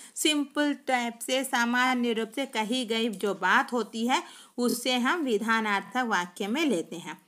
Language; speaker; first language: Hindi; non-native, local second language; Telugu